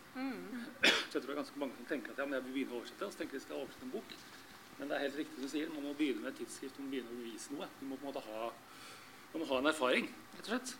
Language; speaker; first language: Norwegian; native; Norwegian